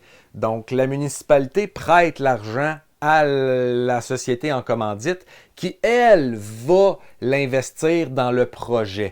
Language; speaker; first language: French; native; French